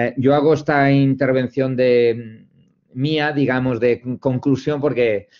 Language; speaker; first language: Spanish; non-native, local second language; Catalan